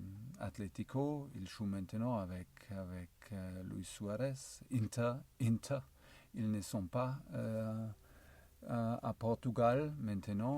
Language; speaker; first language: French; non-native, learner; German